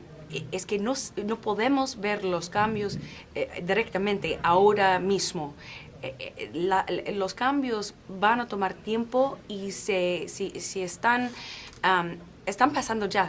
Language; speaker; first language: Spanish; non-native, fluent; English